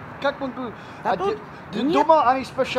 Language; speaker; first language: Russian; non-native, learner; English